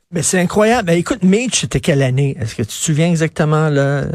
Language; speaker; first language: French; native; French